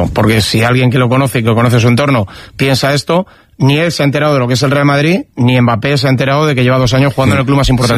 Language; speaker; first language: Spanish; native; Spanish